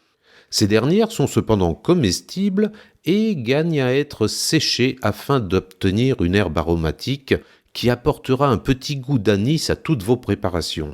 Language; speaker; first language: French; native; French